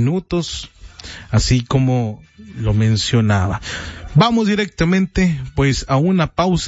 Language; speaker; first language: Spanish; native; Spanish